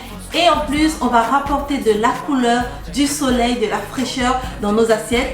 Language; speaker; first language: French; native; French